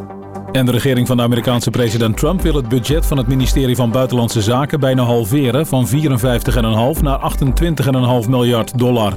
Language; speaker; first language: Dutch; native; Dutch